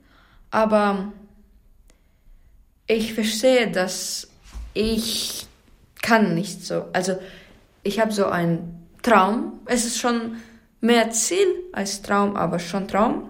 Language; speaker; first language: German; non-native, learner; Ukrainian